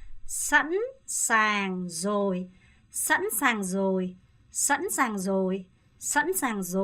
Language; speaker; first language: Vietnamese; non-native, fluent; Korean